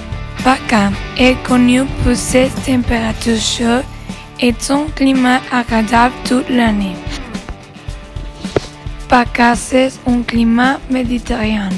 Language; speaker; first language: French; non-native, learner; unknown